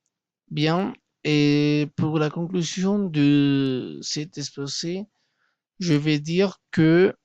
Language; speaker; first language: French; non-native, learner; Spanish